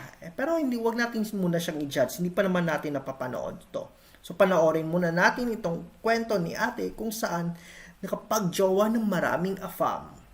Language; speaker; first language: Filipino; non-native, local second language; Hiligaynon